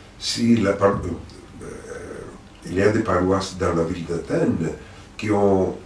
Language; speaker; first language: French; non-native, fluent; Greek